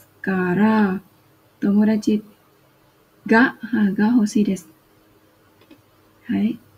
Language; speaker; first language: Japanese; non-native, fluent; Vietnamese